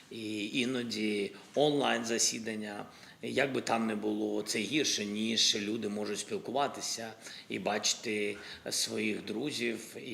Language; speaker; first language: Ukrainian; non-native, local second language; Russian